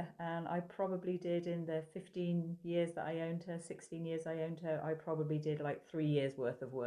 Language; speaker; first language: English; native; English